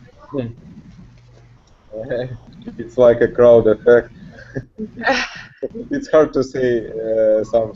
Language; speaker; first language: English; non-native, learner; Russian